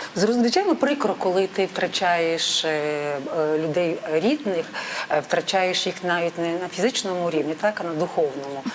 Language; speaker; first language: Ukrainian; native; Ukrainian